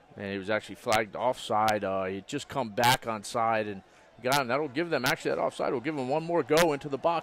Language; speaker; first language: English; native; English